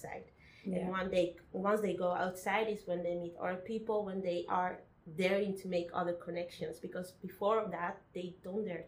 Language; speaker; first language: English; non-native, fluent; Spanish